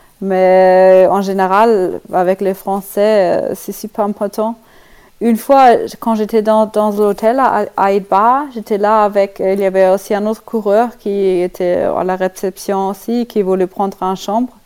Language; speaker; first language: French; non-native, learner; German